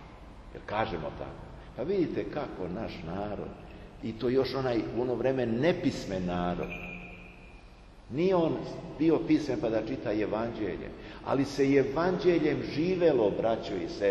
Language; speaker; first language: Serbian; native; Serbian